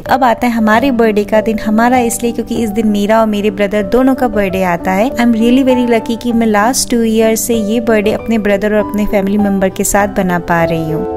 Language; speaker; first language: Hindi; native; Hindi